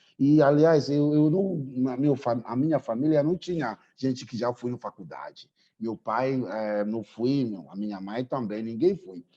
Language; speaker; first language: Portuguese; non-native, fluent; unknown